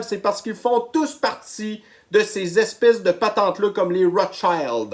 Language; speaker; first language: French; native; French